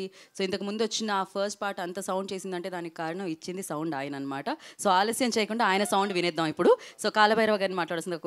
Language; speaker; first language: Telugu; native; Telugu